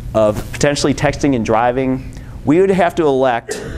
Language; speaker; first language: English; native; English